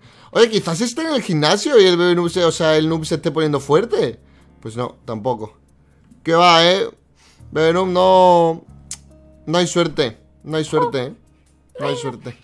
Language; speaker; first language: Spanish; native; Spanish